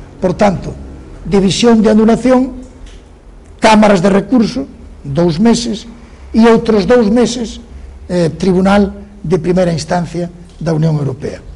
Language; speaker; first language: Galician; non-native, local second language; Spanish